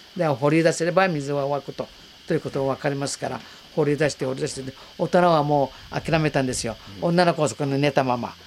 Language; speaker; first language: Japanese; native; Japanese